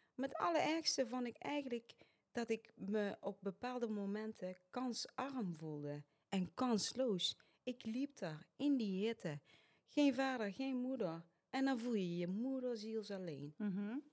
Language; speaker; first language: Dutch; early bilingual, other home language; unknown